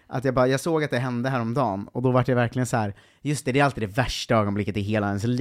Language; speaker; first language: Swedish; native; Swedish